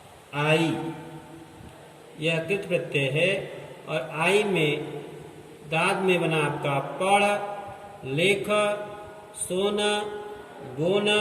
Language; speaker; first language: Hindi; native; Hindi